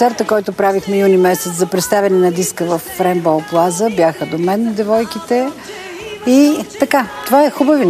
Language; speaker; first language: Bulgarian; native; Bulgarian